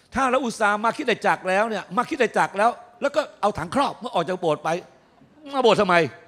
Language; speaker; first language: Thai; native; Thai